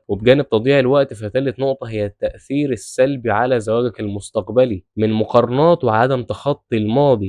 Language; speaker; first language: Arabic; native; Arabic